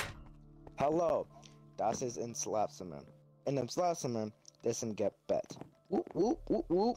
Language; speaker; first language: German; non-native, learner; English